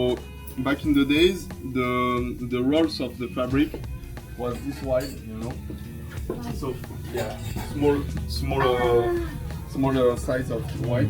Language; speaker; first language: English; non-native, fluent; French